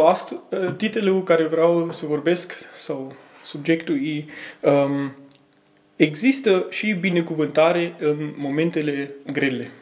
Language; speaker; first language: Romanian; early bilingual, heritage; Romanian